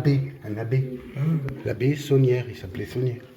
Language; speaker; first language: French; native; French